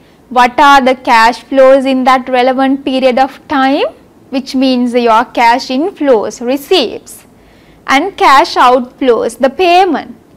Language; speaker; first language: English; non-native, local second language; Sinhala